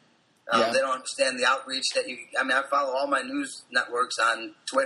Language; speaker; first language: English; native; English